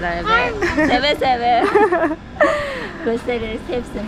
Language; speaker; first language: Turkish; non-native, fluent; Turkmen